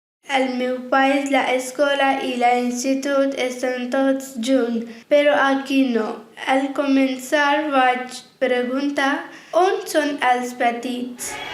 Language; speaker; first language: Catalan; non-native, learner; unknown